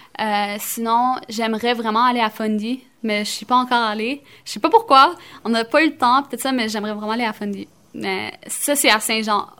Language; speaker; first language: French; early bilingual, other home language; Arabic